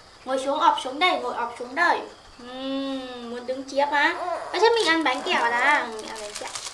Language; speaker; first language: Vietnamese; native; Vietnamese